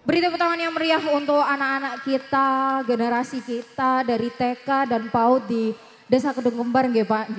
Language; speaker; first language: Indonesian; native; Indonesian